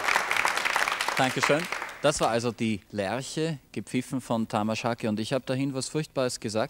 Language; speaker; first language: German; native; German